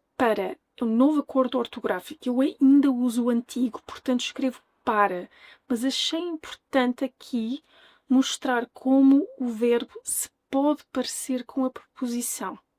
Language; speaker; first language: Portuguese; native; Portuguese